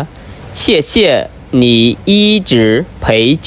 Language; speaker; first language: Chinese; non-native, fluent; Khmer